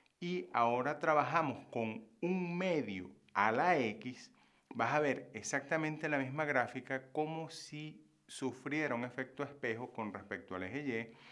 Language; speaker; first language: Spanish; native; Spanish